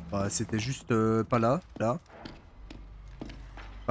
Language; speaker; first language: French; native; French